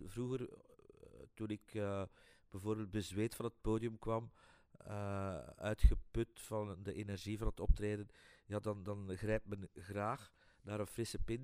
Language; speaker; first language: Dutch; native; Dutch